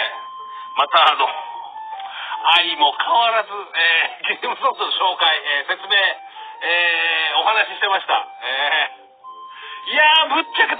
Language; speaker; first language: Japanese; native; Japanese